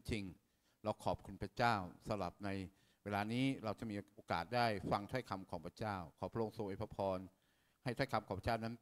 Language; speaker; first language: Thai; native; Thai